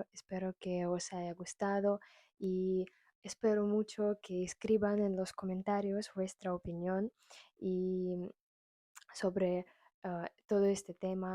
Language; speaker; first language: Spanish; non-native, fluent; Russian